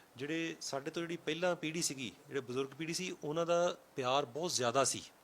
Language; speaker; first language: Punjabi; early bilingual, heritage; Punjabi